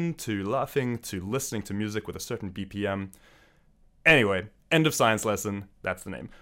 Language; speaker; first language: English; native; English